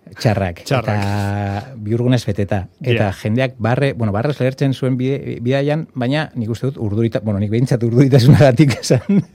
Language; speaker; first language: Basque; native; Basque